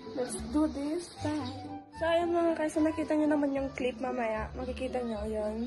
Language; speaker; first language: Filipino; non-native, local second language; Iloko